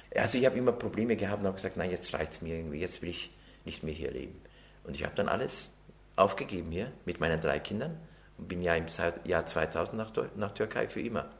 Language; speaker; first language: German; early bilingual, other home language; Turkish